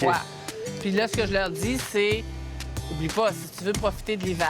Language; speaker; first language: French; native; French